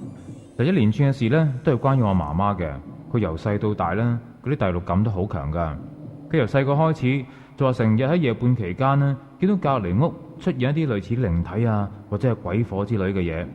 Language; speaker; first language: Cantonese; native; Cantonese